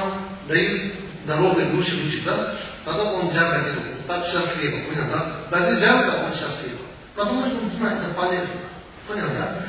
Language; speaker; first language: Russian; non-native, learner; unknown